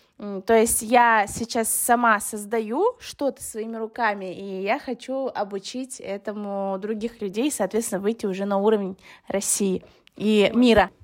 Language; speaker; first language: Russian; early bilingual, other home language; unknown